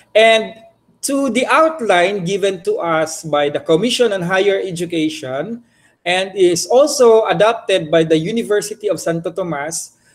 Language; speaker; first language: English; non-native, local second language; Filipino